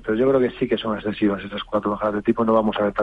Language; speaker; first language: Spanish; native; Spanish